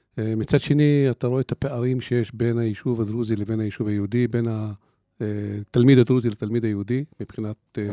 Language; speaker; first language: Hebrew; non-native, local second language; Arabic